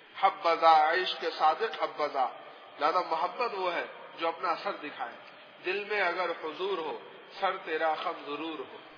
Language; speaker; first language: Urdu; non-native, local second language; Pashto